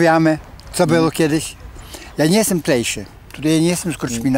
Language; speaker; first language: Polish; non-native, local second language; Ukrainian